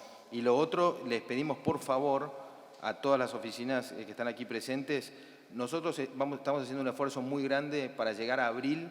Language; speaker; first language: Spanish; native; Spanish